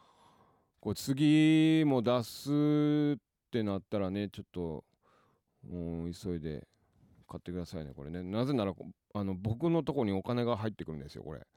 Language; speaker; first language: Japanese; native; Japanese